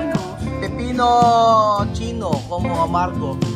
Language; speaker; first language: Spanish; non-native, learner; Filipino